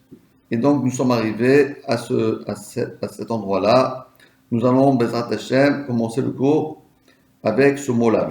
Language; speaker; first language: French; native; French